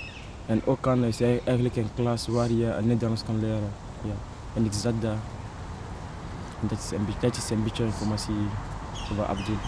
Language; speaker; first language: Dutch; non-native, learner; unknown